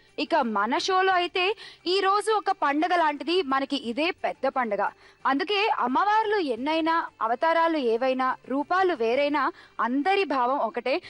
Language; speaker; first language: Telugu; native; Telugu